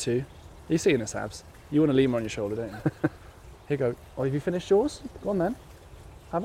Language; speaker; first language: English; native; English